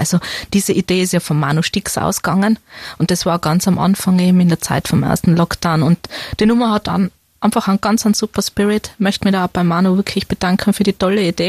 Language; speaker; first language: German; native; German